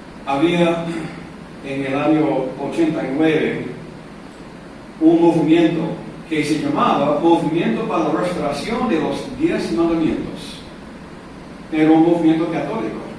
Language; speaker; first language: Spanish; non-native, fluent; English